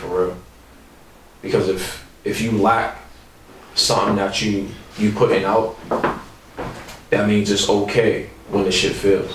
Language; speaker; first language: English; native; English